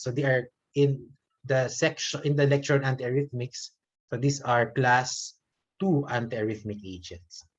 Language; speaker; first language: English; non-native, local second language; Filipino